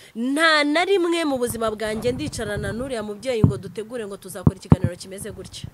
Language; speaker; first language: Kinyarwanda; early bilingual, heritage; Kinyarwanda